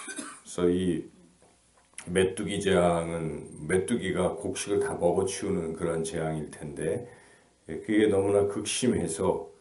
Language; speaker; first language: Korean; native; Korean